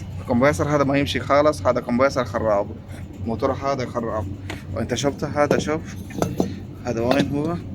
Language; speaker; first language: Arabic; non-native, learner; Bangla